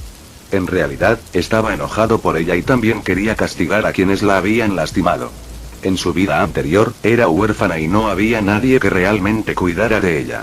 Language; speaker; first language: Spanish; native; Spanish